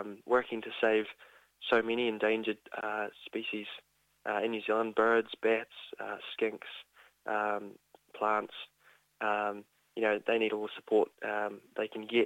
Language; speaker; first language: English; native; English